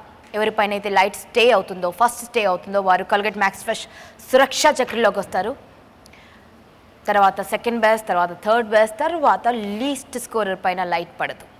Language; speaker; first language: Telugu; native; Telugu